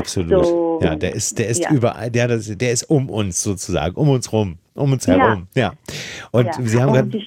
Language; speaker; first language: German; native; German